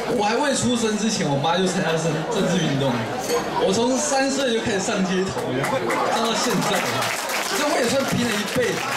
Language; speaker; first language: Chinese; native; Chinese